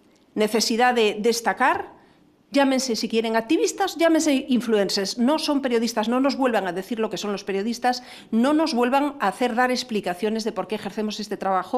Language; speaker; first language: Spanish; native; Spanish